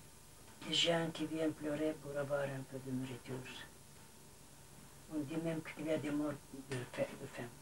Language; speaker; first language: French; non-native, fluent; Bulgarian